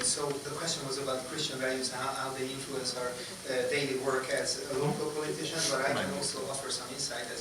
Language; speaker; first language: English; non-native, fluent; Hungarian